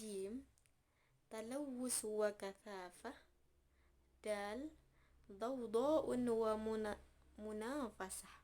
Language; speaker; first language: Arabic; non-native, fluent; Indonesian